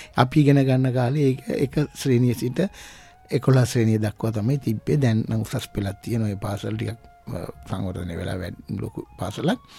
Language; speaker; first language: Sinhala; non-native, local second language; Tamil